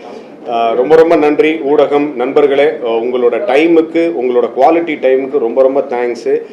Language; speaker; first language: Tamil; native; Tamil